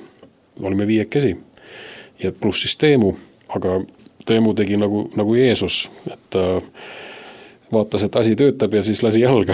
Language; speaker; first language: Estonian; native; Estonian